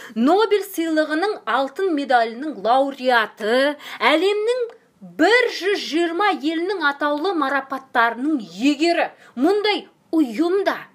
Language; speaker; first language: Kazakh; native; Kazakh